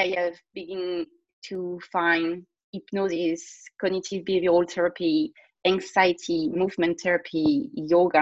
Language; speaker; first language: English; non-native, fluent; French